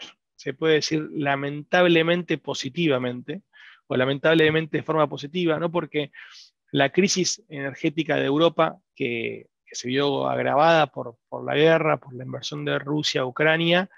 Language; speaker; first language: Spanish; native; Spanish